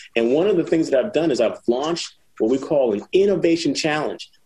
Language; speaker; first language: English; native; English